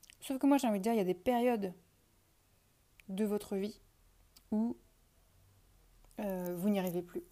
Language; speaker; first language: French; native; French